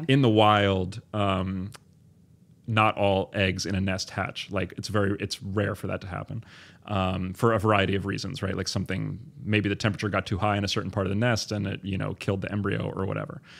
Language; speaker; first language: English; native; English